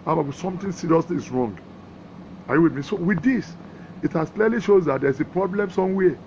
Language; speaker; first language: English; non-native, local second language; Yoruba